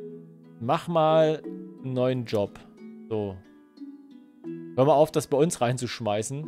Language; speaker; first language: German; native; German